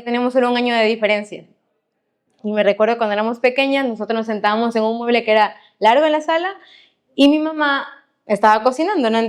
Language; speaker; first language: Spanish; native; Spanish